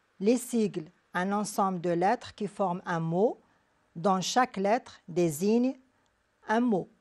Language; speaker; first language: French; non-native, local second language; Arabic